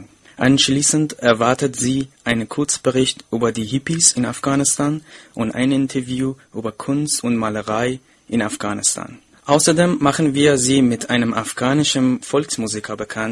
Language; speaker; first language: German; non-native, fluent; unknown